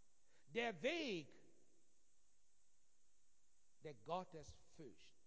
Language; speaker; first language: German; non-native, fluent; Igbo